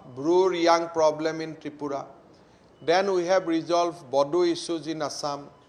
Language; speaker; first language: English; non-native, local second language; Assamese